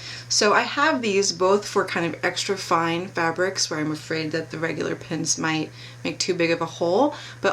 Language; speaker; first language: English; native; English